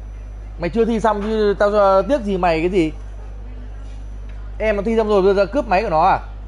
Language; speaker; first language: Vietnamese; native; Vietnamese